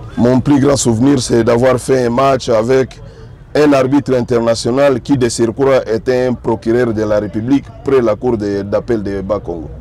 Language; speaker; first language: French; non-native, local second language; Swahili